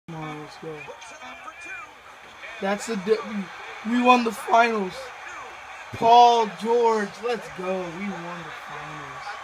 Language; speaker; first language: English; native; English